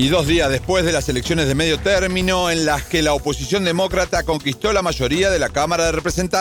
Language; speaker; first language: Spanish; native; Spanish